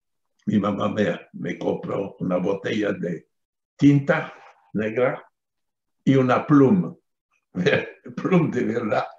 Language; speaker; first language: Spanish; non-native, fluent; French